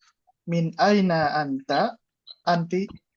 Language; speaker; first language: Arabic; non-native, learner; Indonesian